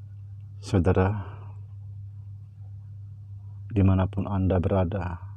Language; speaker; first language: Indonesian; native; Indonesian